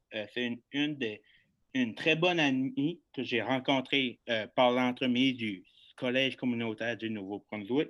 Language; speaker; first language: French; native; French